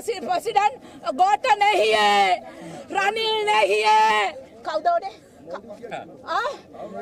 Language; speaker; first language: Hindi; non-native, learner; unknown